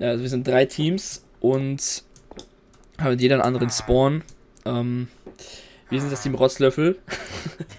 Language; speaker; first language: German; native; German